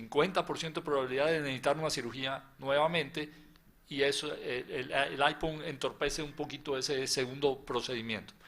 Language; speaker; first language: Spanish; native; Spanish